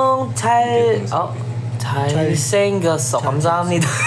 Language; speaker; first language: Korean; non-native, learner; Filipino